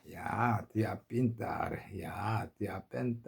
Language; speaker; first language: Indonesian; non-native, learner; Korean